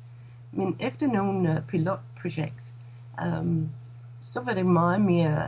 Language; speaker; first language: Danish; non-native, fluent; English